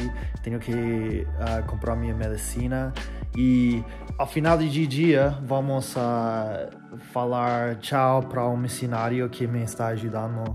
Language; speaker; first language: Portuguese; non-native, fluent; English